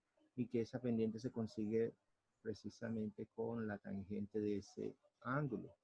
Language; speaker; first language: Spanish; native; Spanish